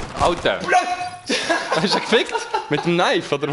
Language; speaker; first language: German; native; German